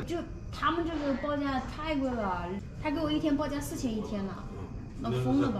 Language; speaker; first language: Chinese; native; Chinese